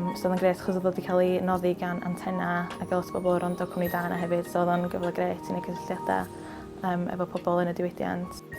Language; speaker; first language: Welsh; native; Welsh